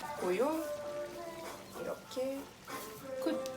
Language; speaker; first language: Korean; non-native, learner; French